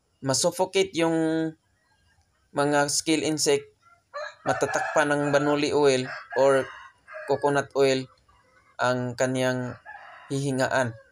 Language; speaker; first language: Filipino; non-native, local second language; Cebuano